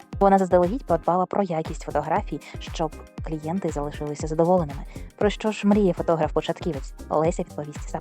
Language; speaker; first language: Ukrainian; native; Ukrainian